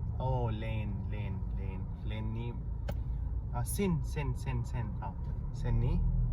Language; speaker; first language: Thai; non-native, learner; Arabic